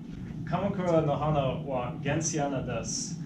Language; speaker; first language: Japanese; non-native, learner; English